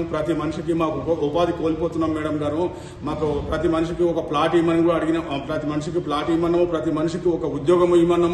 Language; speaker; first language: Telugu; native; Telugu